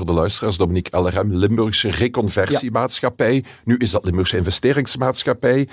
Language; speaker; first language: Dutch; native; Dutch